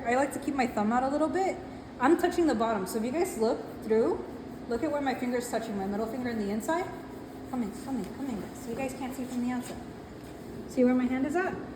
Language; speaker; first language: English; native; English